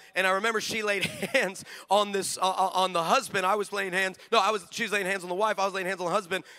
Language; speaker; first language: English; native; English